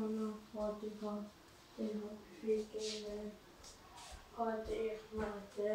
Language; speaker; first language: German; non-native, learner; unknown